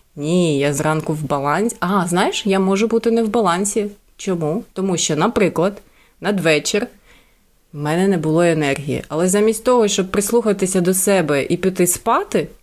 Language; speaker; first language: Ukrainian; native; Ukrainian